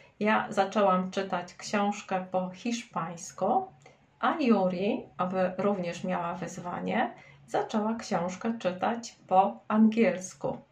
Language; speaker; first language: Polish; native; Polish